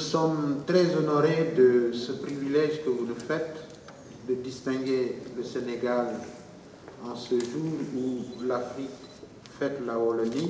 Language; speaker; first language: French; non-native, local second language; Wolof